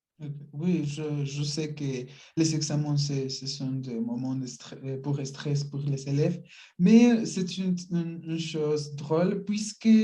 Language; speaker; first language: French; non-native, learner; Spanish